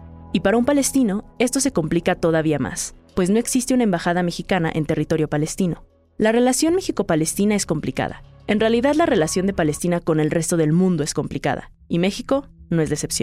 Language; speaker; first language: Spanish; native; Spanish